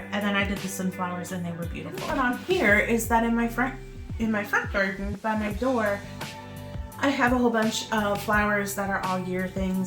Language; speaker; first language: English; native; English